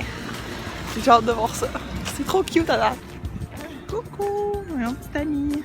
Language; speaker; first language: French; native; French